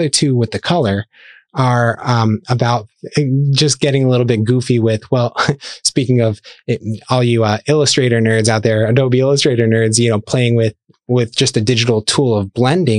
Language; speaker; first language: English; native; English